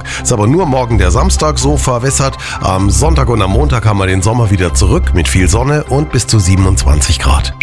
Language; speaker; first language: German; native; German